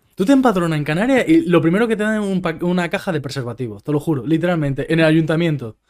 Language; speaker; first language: Spanish; native; Spanish